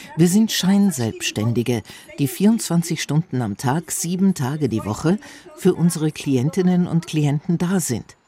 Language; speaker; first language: German; non-native, fluent; Slovak